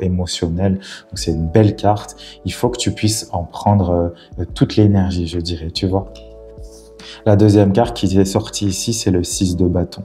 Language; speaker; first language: French; native; French